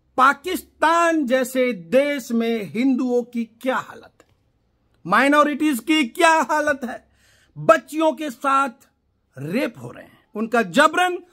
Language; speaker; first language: Hindi; non-native, local second language; Gujarati